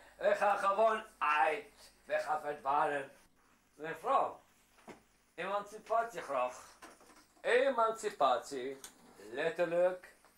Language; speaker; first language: Dutch; non-native, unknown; Arabic